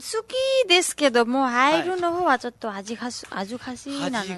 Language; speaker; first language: Japanese; non-native, learner; Nepali